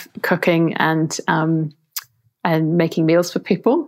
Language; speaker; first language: English; native; English